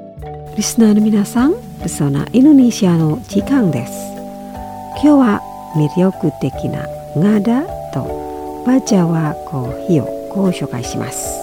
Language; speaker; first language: Japanese; non-native, fluent; Indonesian